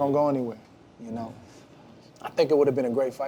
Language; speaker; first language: English; native; English